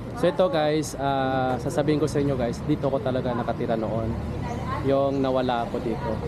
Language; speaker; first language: Filipino; non-native, local second language; Maranao